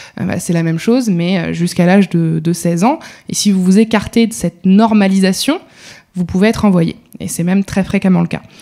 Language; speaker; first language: French; native; French